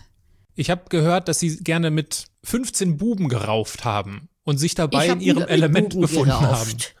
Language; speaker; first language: German; native; German